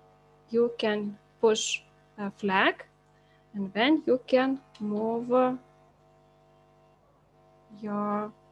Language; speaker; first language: English; non-native, learner; Lithuanian